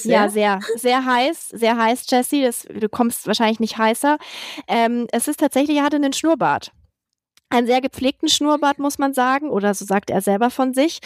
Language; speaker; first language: German; native; German